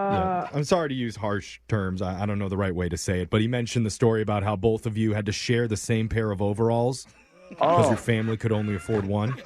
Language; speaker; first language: English; native; English